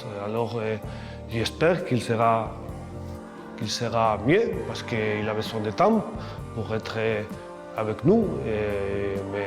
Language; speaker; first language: French; non-native, learner; Spanish